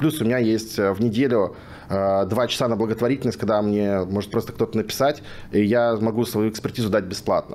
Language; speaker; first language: Russian; native; Russian